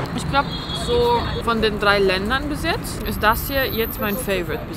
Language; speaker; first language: German; early bilingual, other home language; Persian